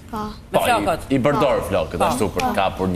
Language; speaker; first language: Albanian; native; Albanian